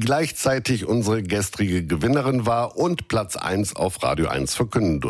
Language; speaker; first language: German; native; German